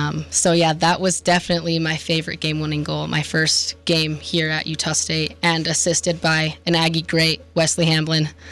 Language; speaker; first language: English; native; English